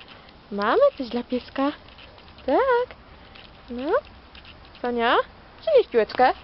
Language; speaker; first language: Polish; native; Polish